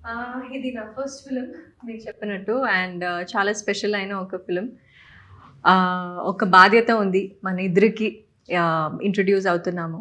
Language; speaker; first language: Telugu; non-native, local second language; Tamil